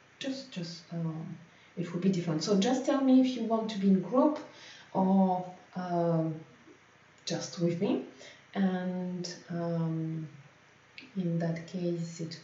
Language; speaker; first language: English; non-native, fluent; French